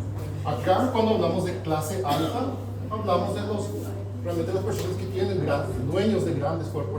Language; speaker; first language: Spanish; non-native, fluent; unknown